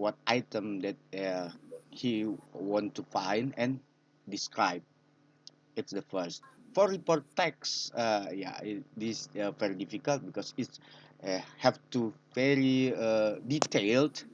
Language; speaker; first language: English; non-native, learner; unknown